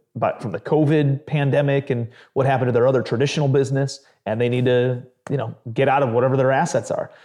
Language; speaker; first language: English; native; English